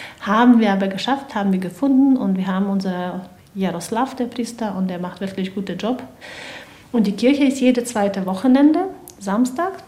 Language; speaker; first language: German; non-native, fluent; Ukrainian